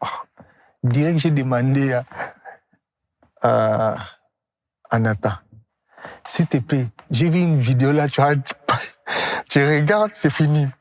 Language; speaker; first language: French; non-native, local second language; Lingala